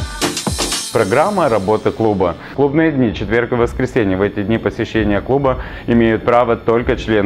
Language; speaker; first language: Russian; native; Russian